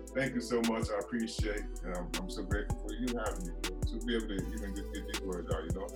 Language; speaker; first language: English; native; English